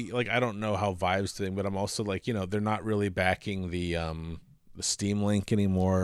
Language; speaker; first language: English; native; English